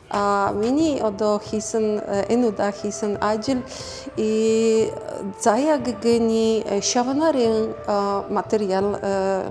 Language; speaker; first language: Mongolian; non-native, fluent; Polish